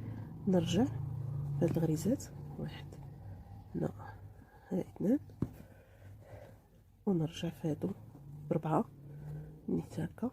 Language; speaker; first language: Arabic; native; Arabic